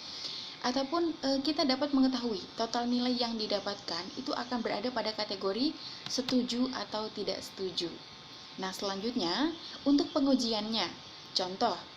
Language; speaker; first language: Indonesian; native; Indonesian